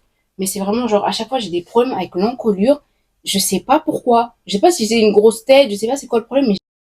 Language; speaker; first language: French; native; French